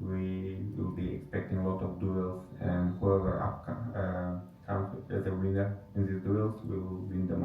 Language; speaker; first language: English; non-native, fluent; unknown